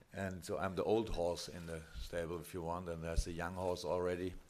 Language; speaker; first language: English; non-native, fluent; German